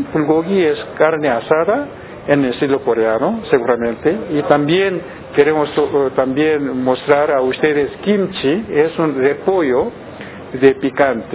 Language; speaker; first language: Spanish; non-native, learner; Korean